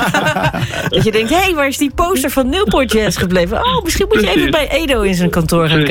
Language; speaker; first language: Dutch; native; Dutch